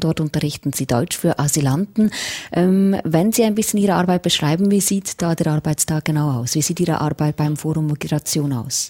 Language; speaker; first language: German; native; German